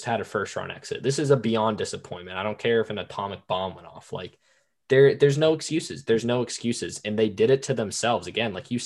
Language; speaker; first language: English; native; English